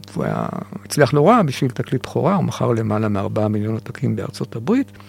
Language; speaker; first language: Hebrew; native; Hebrew